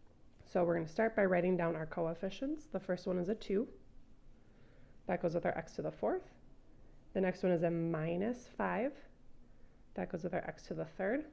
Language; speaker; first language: English; native; English